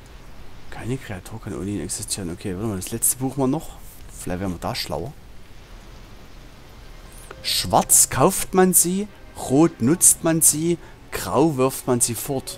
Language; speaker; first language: German; native; German